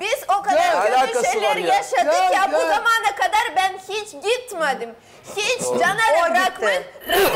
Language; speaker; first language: Turkish; non-native, learner; Russian